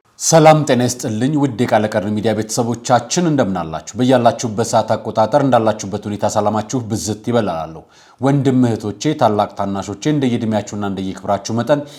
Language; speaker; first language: Amharic; native; Amharic